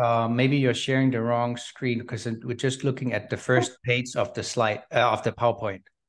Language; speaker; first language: English; non-native, fluent; Danish